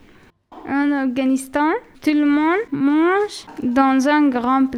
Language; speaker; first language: French; non-native, learner; Pashto